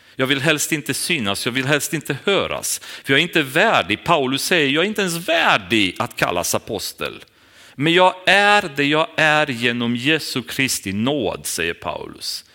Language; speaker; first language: Swedish; non-native, fluent; Romanian